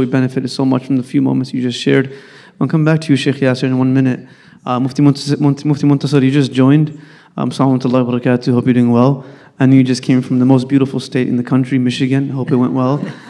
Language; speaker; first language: English; native; English